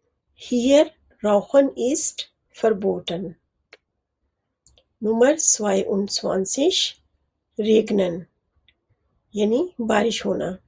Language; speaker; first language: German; non-native, fluent; Urdu